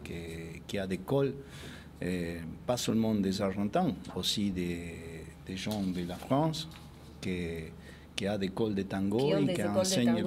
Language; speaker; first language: French; non-native, fluent; Spanish